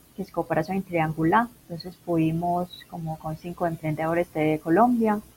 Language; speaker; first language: Spanish; non-native, fluent; Cantonese